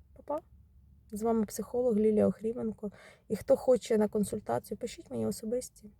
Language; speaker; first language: Ukrainian; non-native, local second language; Russian